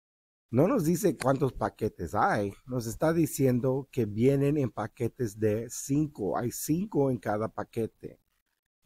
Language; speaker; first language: Spanish; early bilingual, heritage; Spanish